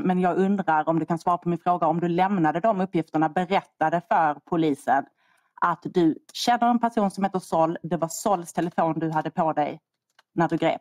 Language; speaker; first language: Swedish; native; Swedish